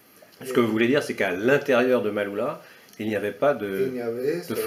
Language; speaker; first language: French; native; French